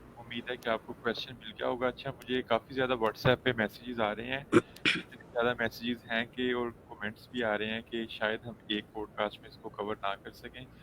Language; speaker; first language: Urdu; non-native, local second language; Punjabi